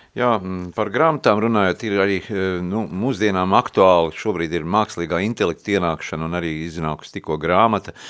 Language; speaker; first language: Latvian; native; Latvian